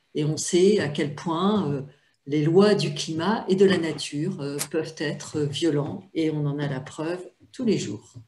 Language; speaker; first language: French; native; French